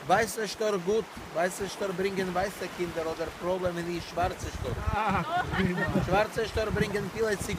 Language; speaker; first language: German; non-native, learner; Slovak